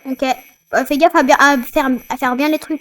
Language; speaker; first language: French; native; French